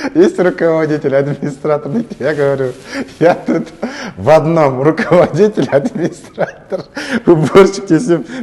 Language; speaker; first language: Russian; non-native, local second language; Kazakh